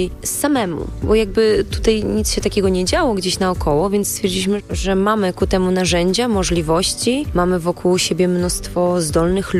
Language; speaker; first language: Polish; native; Polish